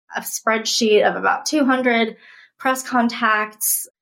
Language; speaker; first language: English; early bilingual, other home language; Russian